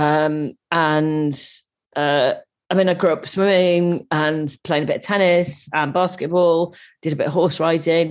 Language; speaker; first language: English; native; English